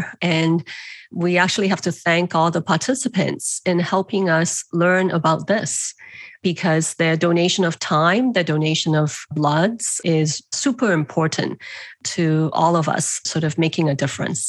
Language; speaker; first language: English; non-native, local second language; Cantonese